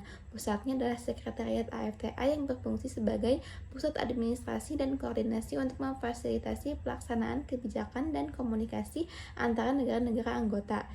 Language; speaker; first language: Indonesian; native; Indonesian